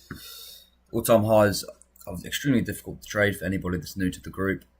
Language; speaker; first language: English; native; English